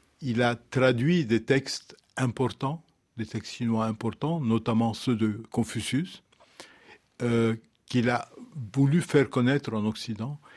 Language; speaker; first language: French; non-native, local second language; Arabic